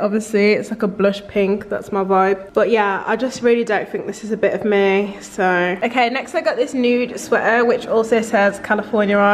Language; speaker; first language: English; native; English